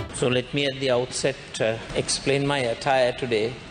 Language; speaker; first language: English; non-native, local second language; Sinhala